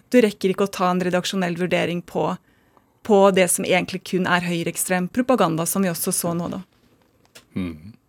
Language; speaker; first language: Norwegian; native; Norwegian